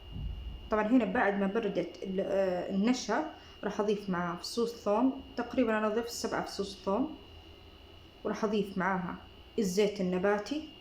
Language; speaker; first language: Arabic; native; Arabic